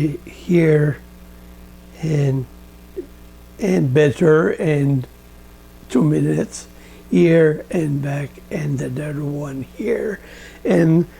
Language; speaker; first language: English; non-native, learner; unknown